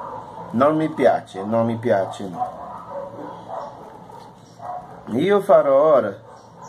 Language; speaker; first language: Italian; non-native, learner; Portuguese